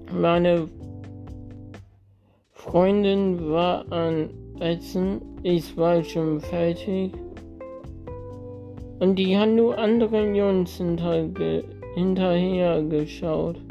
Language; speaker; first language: German; non-native, learner; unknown